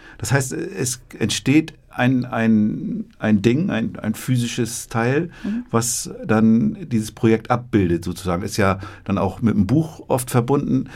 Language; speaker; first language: German; native; German